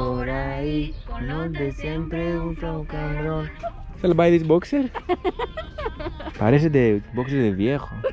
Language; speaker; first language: Spanish; non-native, learner; Greek